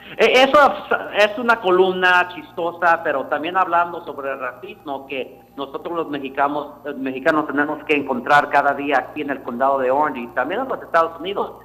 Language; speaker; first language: Spanish; early bilingual, heritage; Spanish